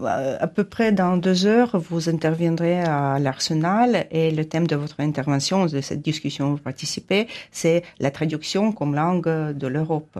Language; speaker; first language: French; non-native, fluent; Ukrainian